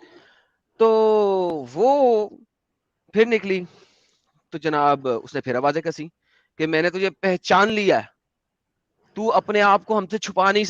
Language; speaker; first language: Hindi; native; Hindi